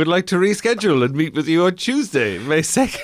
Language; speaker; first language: English; native; English